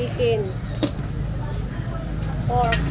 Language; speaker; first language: English; non-native, local second language; Hiligaynon